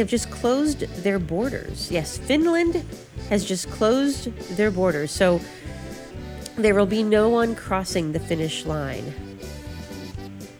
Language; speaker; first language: English; native; English